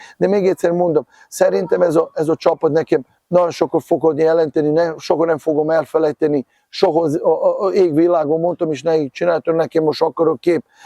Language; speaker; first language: Hungarian; non-native, fluent; Serbian